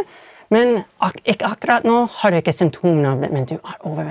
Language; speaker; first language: Norwegian; non-native, fluent; English